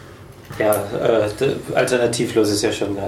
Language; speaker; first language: German; native; German